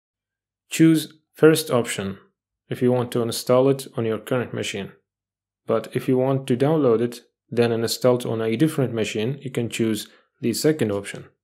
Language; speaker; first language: English; non-native, fluent; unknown